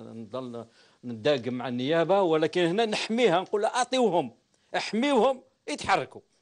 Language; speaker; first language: Arabic; native; Arabic